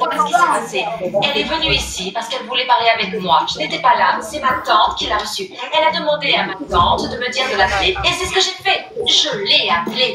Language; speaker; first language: French; non-native, local second language; Lingala